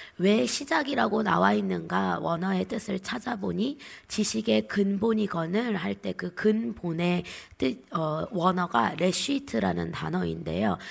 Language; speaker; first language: Korean; native; Korean